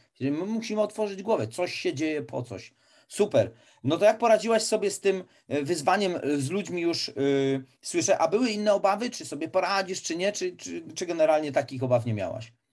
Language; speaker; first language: Polish; native; Polish